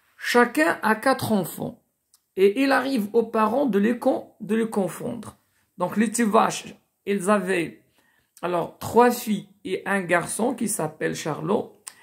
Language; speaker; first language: French; non-native, local second language; Arabic